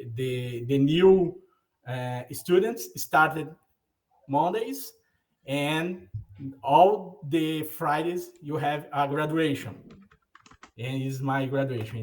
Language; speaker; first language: English; non-native, learner; Portuguese